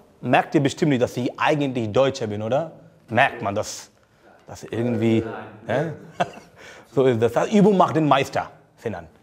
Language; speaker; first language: German; non-native, fluent; Hindi